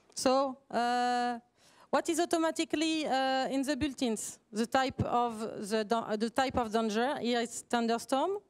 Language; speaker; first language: English; non-native, fluent; French